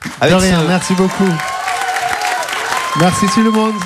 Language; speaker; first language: French; non-native, fluent; English